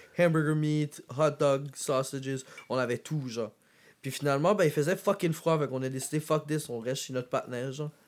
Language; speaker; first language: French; native; French